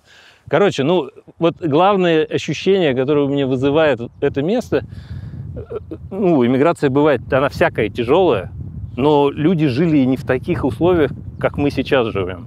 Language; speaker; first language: Russian; native; Russian